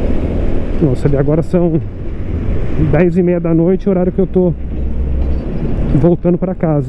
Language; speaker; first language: Portuguese; native; Portuguese